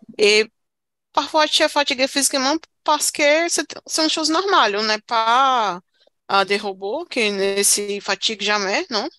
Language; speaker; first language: French; non-native, fluent; Portuguese